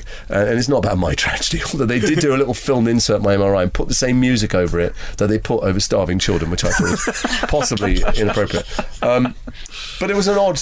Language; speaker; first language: English; native; English